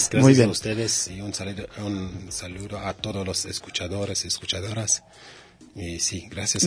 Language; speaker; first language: Spanish; non-native, learner; Kurdish